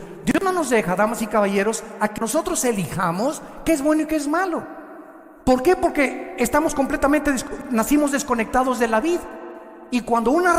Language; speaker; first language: Spanish; native; Spanish